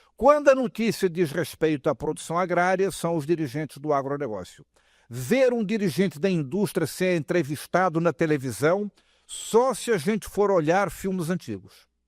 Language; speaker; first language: Portuguese; native; Portuguese